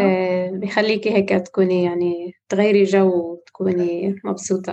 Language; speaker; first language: Arabic; non-native, fluent; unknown